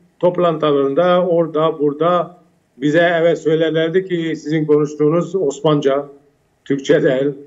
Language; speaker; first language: Turkish; early bilingual, heritage; Armenian